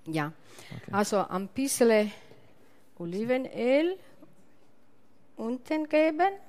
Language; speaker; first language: German; non-native, learner; Italian